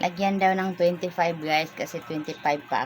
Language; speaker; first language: Filipino; native; Filipino